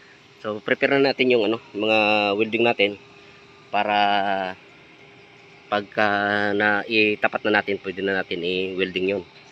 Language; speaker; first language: Filipino; native; Filipino